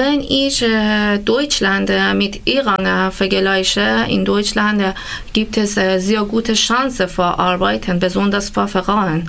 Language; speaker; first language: German; non-native, learner; Persian